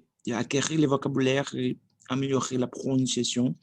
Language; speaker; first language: French; non-native, learner; Portuguese